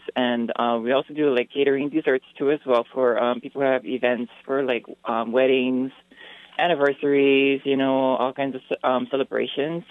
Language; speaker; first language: English; native; English